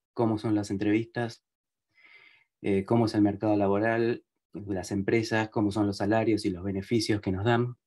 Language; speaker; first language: Spanish; native; Spanish